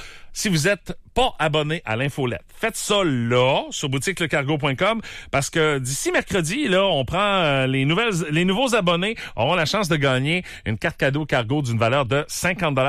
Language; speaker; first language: French; native; French